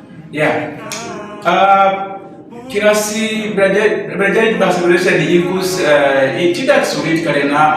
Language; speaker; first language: Indonesian; non-native, learner; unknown